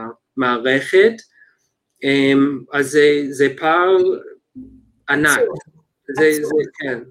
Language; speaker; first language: Hebrew; non-native, fluent; English